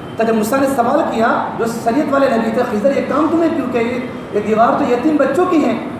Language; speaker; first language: Urdu; non-native, local second language; Gujarati